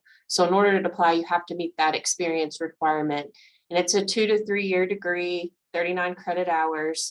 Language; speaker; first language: English; native; English